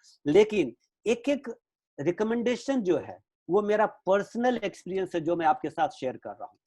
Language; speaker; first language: Hindi; native; Hindi